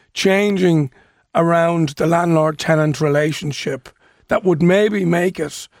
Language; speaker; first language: English; native; English